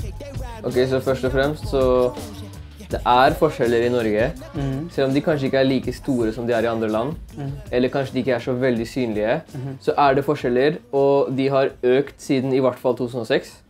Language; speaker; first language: Norwegian; native; Norwegian